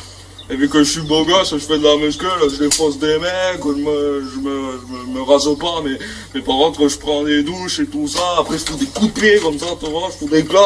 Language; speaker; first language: French; native; French